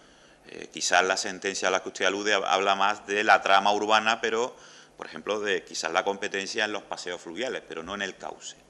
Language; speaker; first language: Spanish; native; Spanish